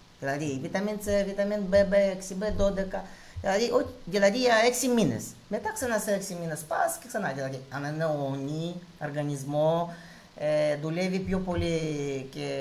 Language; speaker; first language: Greek; non-native, fluent; Russian